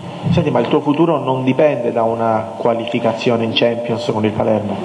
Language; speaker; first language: Italian; native; Italian